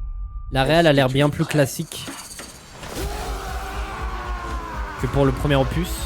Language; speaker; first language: French; native; French